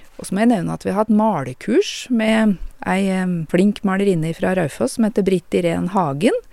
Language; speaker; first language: Norwegian; native; Norwegian